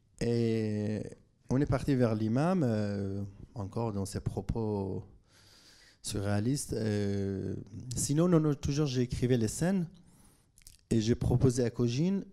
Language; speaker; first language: French; non-native, fluent; Kurdish